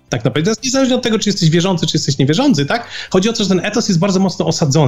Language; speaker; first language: Polish; native; Polish